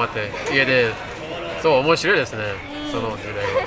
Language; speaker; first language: Japanese; non-native, learner; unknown